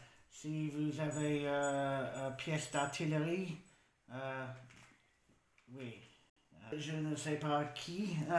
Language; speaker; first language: French; non-native, learner; English